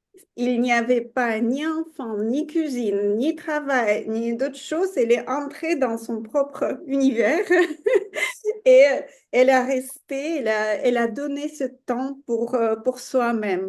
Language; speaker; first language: French; non-native, fluent; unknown